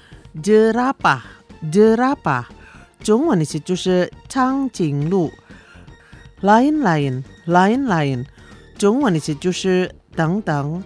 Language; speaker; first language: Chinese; early bilingual, heritage; Chinese